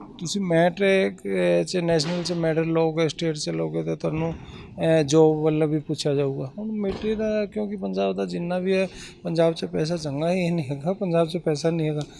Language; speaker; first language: Punjabi; non-native, local second language; Hindi